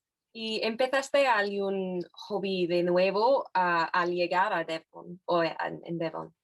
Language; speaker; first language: Spanish; non-native, fluent; English